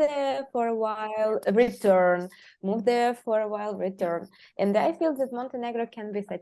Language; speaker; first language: English; non-native, fluent; Russian